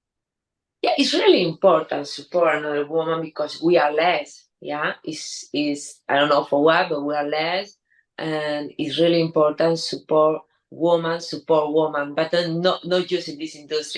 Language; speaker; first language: English; non-native, learner; Spanish